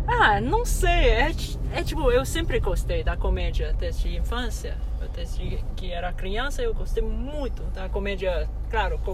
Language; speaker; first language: Portuguese; non-native, fluent; Chinese